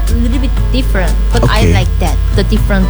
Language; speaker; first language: English; non-native, learner; Korean